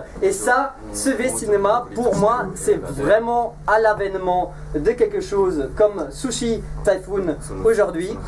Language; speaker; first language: French; native; French